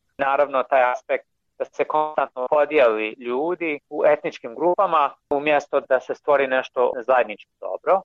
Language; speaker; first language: Croatian; non-native, fluent; English